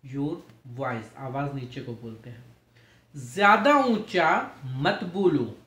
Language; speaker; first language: Hindi; native; Hindi